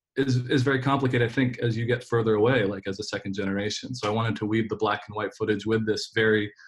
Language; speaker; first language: English; native; English